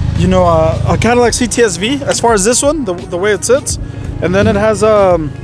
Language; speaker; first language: English; native; English